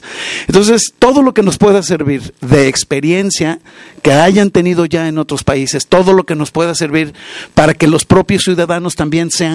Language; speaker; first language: Spanish; native; Spanish